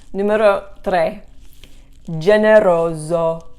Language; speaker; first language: Italian; non-native, fluent; English